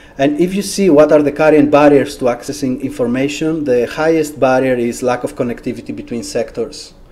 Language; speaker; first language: English; non-native, fluent; Greek